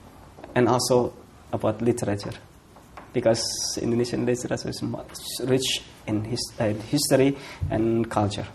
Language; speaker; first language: English; non-native, fluent; Indonesian